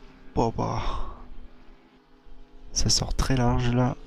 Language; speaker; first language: French; native; French